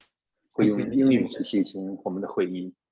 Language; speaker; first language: Chinese; native; Chinese